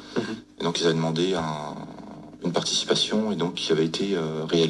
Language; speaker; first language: French; native; French